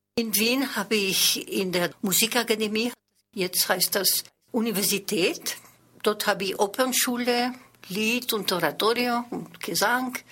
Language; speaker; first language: German; non-native, fluent; French